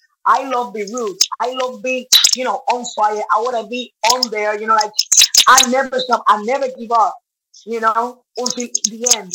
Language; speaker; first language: English; non-native, learner; Spanish